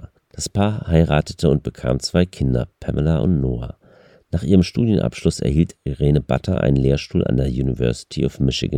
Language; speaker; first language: German; native; German